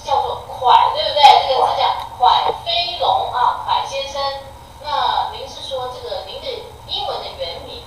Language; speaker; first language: Chinese; native; Chinese